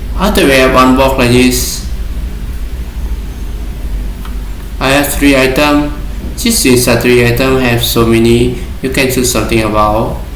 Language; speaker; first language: English; non-native, learner; Vietnamese